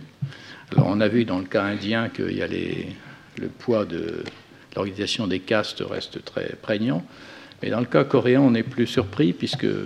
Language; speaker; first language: French; native; French